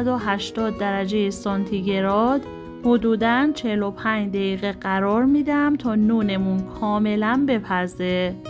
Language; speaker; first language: Persian; native; Persian